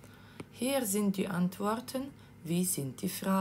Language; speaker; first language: German; non-native, fluent; Ukrainian